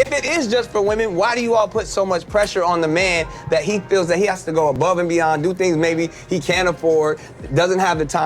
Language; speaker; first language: English; native; English